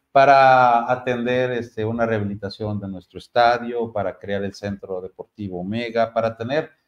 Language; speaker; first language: Spanish; native; Spanish